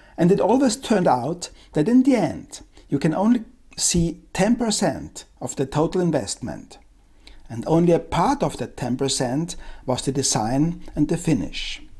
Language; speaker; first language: English; non-native, fluent; German